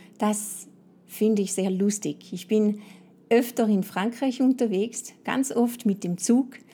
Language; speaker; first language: German; non-native, fluent; French